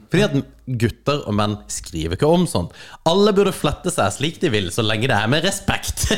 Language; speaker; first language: Norwegian; native; Norwegian